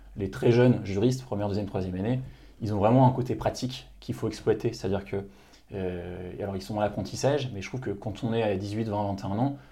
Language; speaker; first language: French; native; French